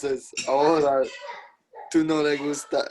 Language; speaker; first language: Spanish; non-native, learner; English